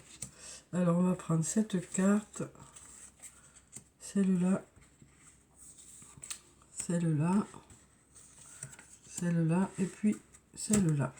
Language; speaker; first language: French; native; French